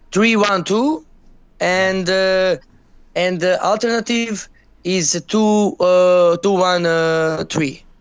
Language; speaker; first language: English; non-native, learner; Croatian